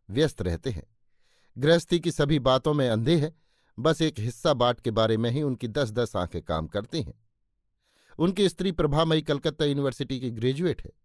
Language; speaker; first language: Hindi; native; Hindi